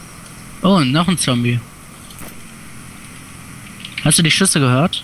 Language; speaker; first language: German; native; German